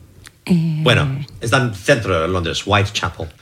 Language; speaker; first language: Spanish; non-native, learner; English